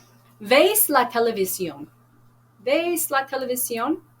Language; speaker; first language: Spanish; non-native, fluent; English